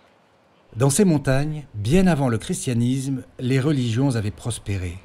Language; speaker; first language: French; native; French